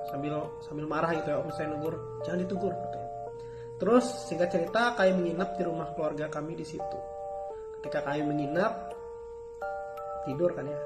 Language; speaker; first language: Indonesian; native; Indonesian